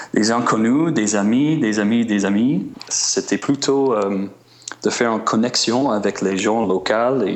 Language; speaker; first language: French; non-native, fluent; English